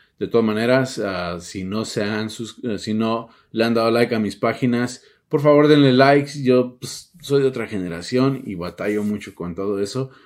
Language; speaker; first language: Spanish; early bilingual, heritage; Spanish